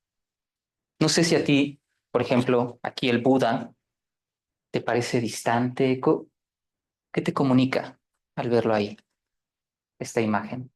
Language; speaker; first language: Spanish; native; Spanish